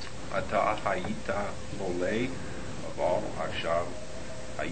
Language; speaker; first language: Hebrew; non-native, learner; English